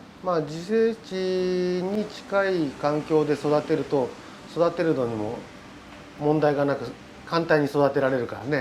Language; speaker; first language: Japanese; native; Japanese